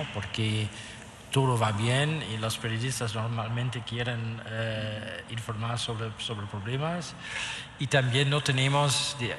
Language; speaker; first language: Spanish; non-native, fluent; German